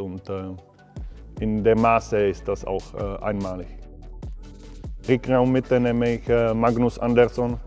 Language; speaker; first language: German; non-native, fluent; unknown